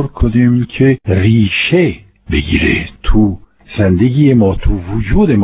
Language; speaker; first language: Persian; non-native, fluent; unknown